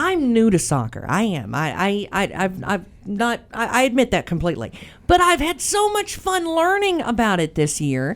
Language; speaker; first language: English; native; English